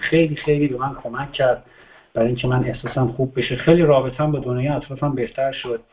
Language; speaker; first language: Persian; native; Persian